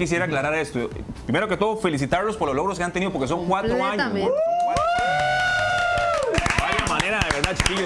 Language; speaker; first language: Spanish; native; Spanish